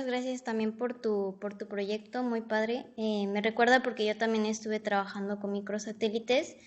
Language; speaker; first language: Spanish; native; Spanish